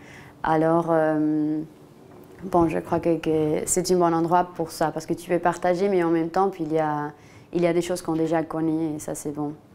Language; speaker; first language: French; non-native, fluent; Spanish